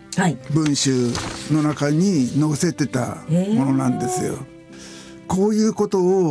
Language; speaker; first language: Japanese; native; Japanese